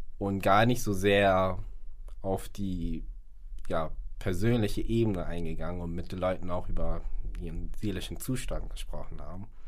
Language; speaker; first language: German; early bilingual, other home language; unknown